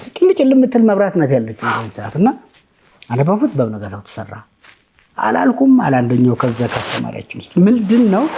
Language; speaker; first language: Amharic; native; Amharic